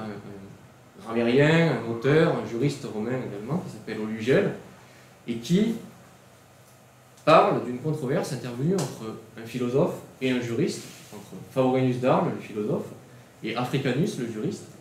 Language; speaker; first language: French; native; French